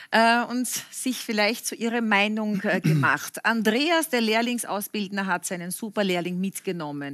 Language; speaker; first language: German; native; German